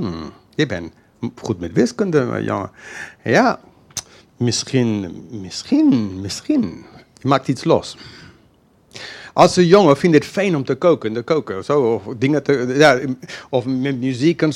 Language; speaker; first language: Dutch; non-native, fluent; English